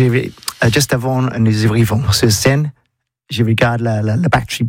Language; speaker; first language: French; non-native, learner; English